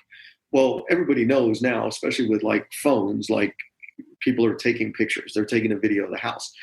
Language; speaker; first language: English; native; English